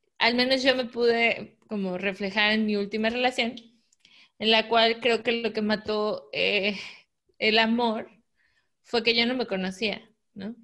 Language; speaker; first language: Spanish; native; Spanish